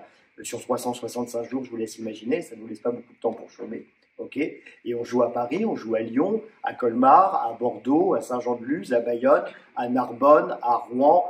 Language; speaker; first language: French; native; French